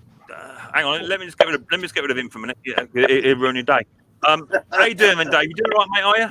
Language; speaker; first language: English; native; English